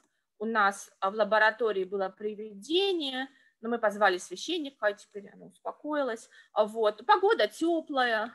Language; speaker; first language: Russian; native; Russian